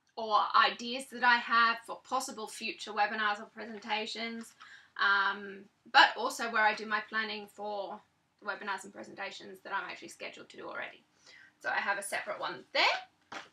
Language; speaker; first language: English; native; English